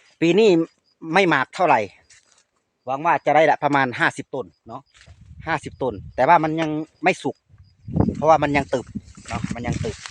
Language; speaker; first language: Thai; non-native, local second language; Lao